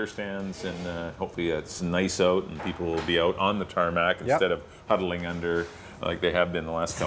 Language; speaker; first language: English; native; English